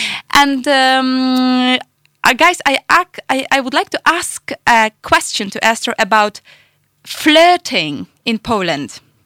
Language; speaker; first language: English; non-native, fluent; Polish